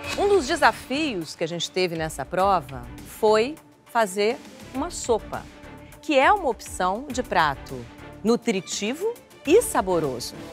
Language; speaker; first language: Portuguese; native; Portuguese